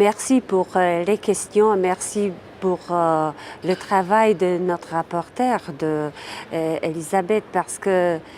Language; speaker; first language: French; non-native, fluent; Czech